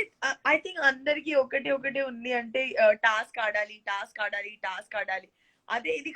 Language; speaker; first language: Telugu; non-native, learner; Gujarati